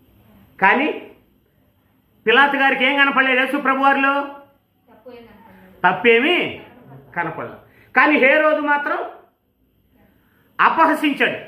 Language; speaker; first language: Telugu; native; Telugu